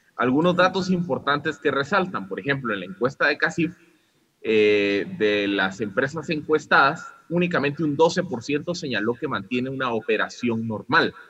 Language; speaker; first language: Spanish; non-native, fluent; Dutch